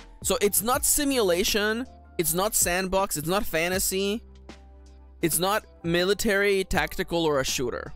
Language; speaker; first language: English; native; English